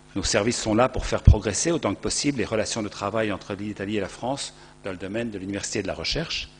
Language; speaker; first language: French; native; French